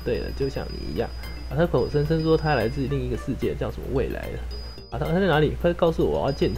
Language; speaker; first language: Chinese; native; Chinese